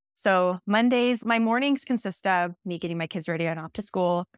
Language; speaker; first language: English; native; English